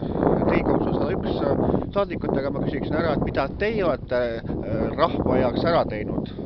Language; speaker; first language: Estonian; native; Estonian